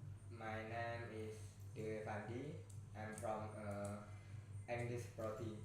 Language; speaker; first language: English; non-native, learner; Indonesian